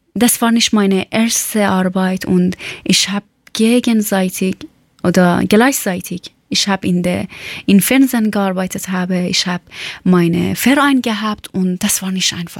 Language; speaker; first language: German; non-native, learner; Persian